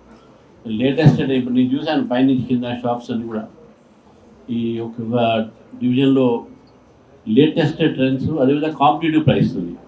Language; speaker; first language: Telugu; native; Telugu